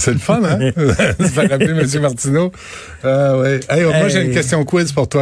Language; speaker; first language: French; native; French